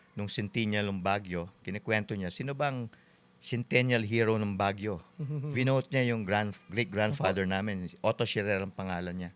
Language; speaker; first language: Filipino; native; Filipino